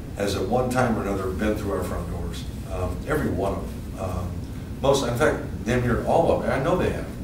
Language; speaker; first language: English; native; English